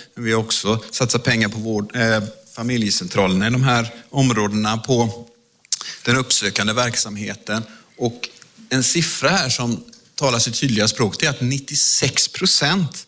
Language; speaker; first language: Swedish; native; Swedish